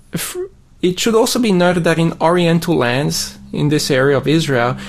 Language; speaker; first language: English; native; English